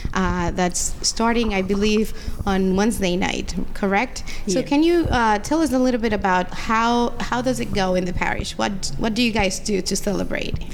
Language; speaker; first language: English; non-native, fluent; Spanish